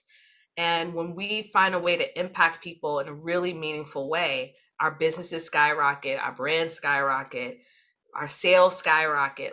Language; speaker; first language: English; native; English